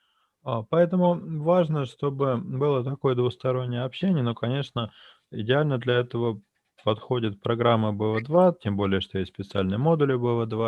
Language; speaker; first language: Russian; native; Russian